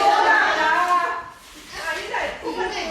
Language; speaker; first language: Malay; native; Malay